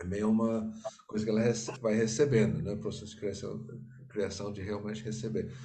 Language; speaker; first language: Portuguese; non-native, fluent; English